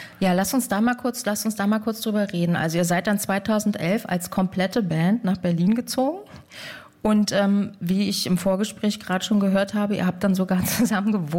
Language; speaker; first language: German; native; German